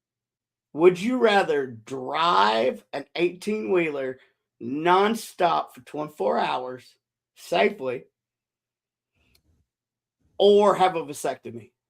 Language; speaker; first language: English; native; English